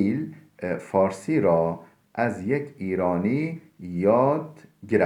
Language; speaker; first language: Persian; non-native, fluent; Turkish